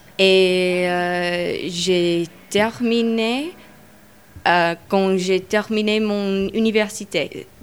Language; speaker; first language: French; non-native, learner; English